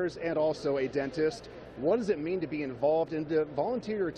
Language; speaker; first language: English; native; English